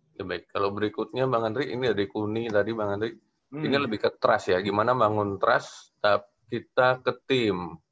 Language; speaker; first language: Indonesian; native; Indonesian